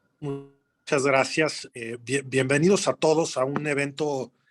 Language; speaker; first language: Spanish; native; Spanish